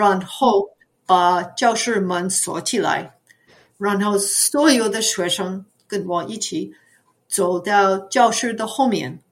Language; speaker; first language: Chinese; non-native, fluent; English